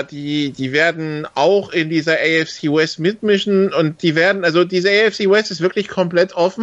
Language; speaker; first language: German; native; German